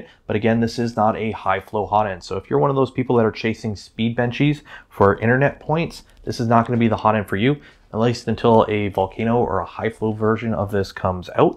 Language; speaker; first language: English; native; English